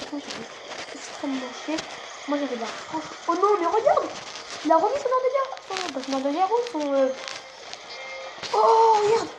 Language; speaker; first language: French; native; French